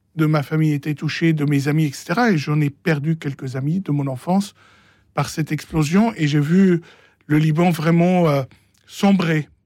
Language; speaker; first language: French; non-native, local second language; Arabic